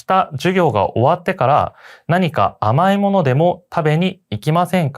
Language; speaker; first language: Japanese; non-native, fluent; Korean